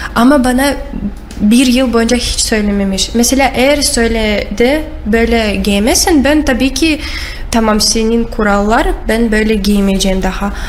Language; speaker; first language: Turkish; non-native, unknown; Russian